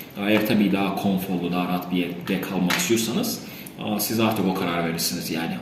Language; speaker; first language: Turkish; non-native, fluent; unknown